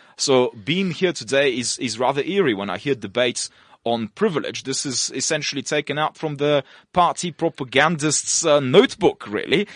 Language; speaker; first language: English; non-native, fluent; Russian